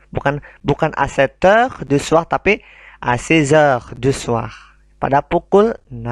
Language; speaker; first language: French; non-native, fluent; Indonesian